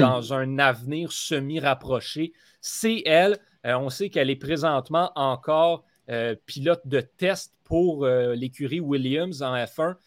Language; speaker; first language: French; native; French